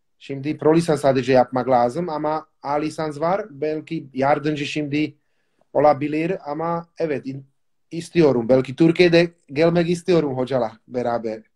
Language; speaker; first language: Turkish; non-native, learner; Slovak